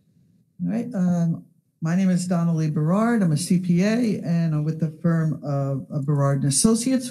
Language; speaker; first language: English; native; English